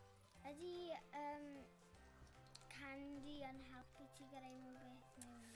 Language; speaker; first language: Welsh; non-native, local second language; English